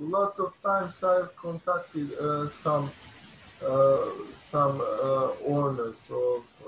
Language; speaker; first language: English; non-native, learner; Bosnian